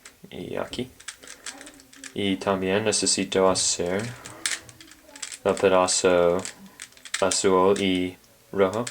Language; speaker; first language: Spanish; non-native, learner; English